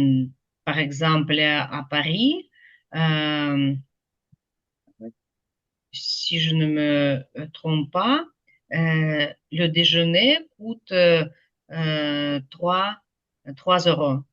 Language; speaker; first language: French; non-native, fluent; Ukrainian